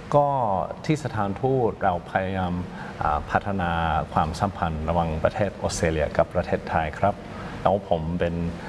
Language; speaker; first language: Thai; non-native, fluent; English